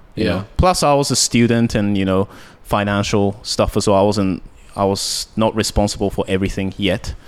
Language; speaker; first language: English; early bilingual, heritage; Japanese